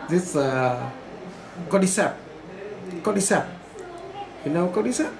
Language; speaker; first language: English; non-native, learner; Vietnamese